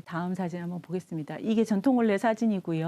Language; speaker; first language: Korean; native; Korean